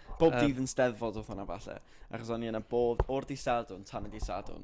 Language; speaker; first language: Welsh; native; Welsh